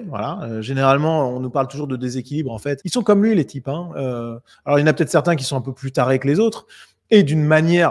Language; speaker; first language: French; native; French